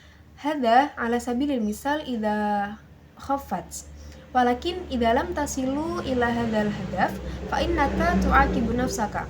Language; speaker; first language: Arabic; non-native, learner; Indonesian